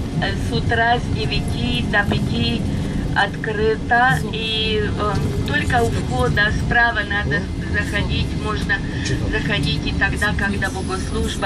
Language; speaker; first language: Russian; non-native, fluent; Hungarian